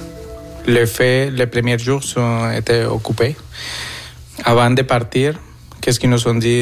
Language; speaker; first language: French; non-native, fluent; Spanish